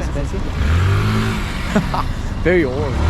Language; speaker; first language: English; non-native, learner; Korean